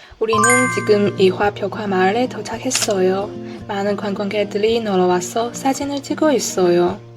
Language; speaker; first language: Korean; non-native, fluent; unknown